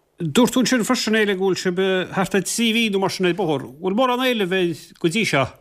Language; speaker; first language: Irish; native; Irish